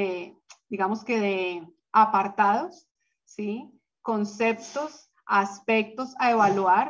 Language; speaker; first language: Spanish; native; Spanish